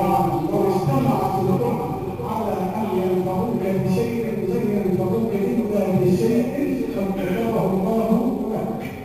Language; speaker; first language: Arabic; native; Arabic